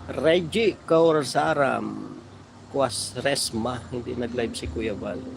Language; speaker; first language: Filipino; native; Filipino